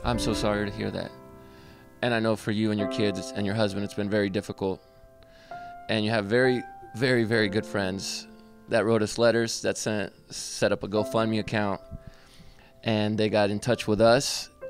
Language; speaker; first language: English; native; English